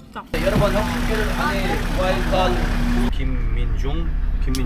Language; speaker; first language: Korean; non-native, learner; Arabic